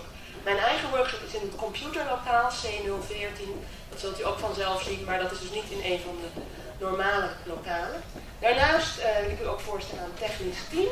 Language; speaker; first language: Dutch; native; Dutch